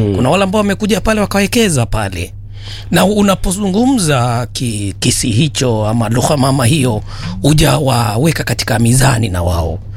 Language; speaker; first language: Swahili; non-native, local second language; Gusii